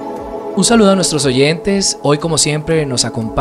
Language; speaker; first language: Spanish; native; Spanish